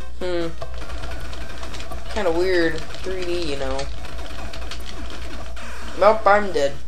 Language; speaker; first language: English; native; English